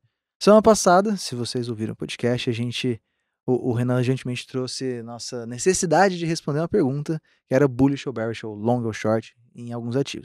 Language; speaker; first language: Portuguese; native; Portuguese